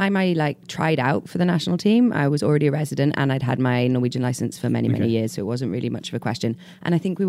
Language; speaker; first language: English; native; English